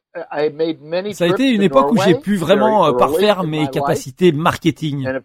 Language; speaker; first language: French; non-native, fluent; English